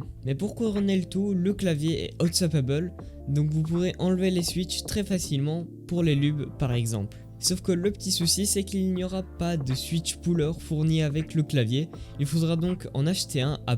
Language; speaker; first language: French; native; French